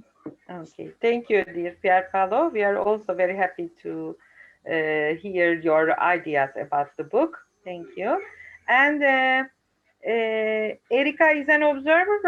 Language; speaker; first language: English; non-native, fluent; Turkish